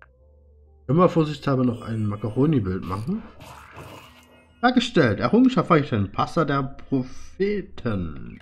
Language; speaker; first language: German; native; German